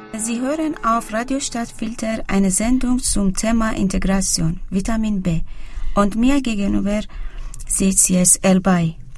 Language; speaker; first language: German; non-native, learner; Persian